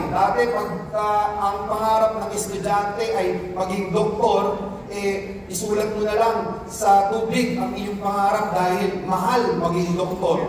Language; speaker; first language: Filipino; native; Filipino